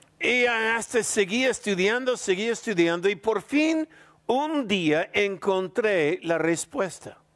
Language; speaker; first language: Spanish; non-native, fluent; English